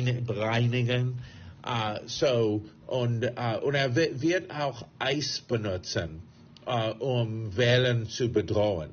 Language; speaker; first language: German; non-native, fluent; English